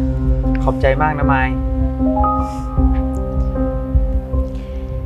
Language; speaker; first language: Thai; native; Thai